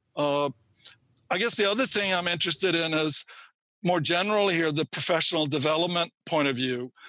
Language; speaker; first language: English; non-native, fluent; Swedish